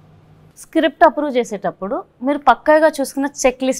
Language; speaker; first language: Telugu; native; Telugu